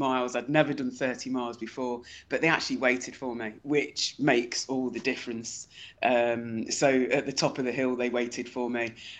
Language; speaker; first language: English; native; English